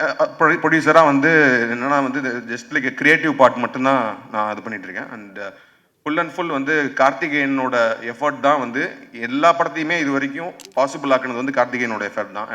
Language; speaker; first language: Tamil; native; Tamil